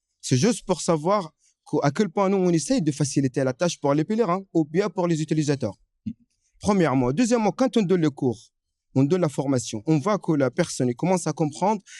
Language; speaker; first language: French; non-native, fluent; Arabic